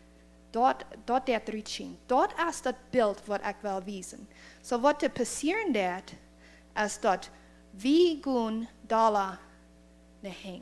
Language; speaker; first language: German; non-native, learner; Plautdietsch